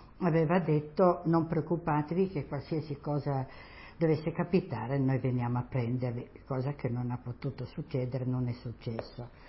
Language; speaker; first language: Italian; native; Italian